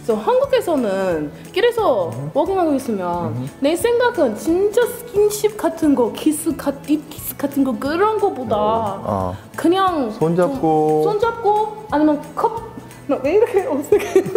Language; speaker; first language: Korean; non-native, learner; English